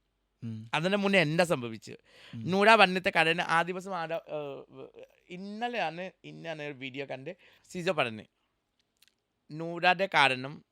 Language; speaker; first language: Malayalam; non-native, local second language; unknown